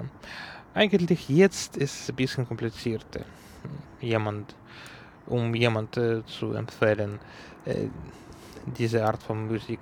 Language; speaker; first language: German; non-native, learner; Ukrainian